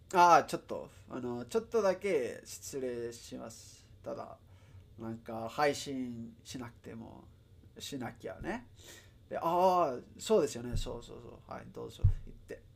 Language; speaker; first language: Japanese; non-native, learner; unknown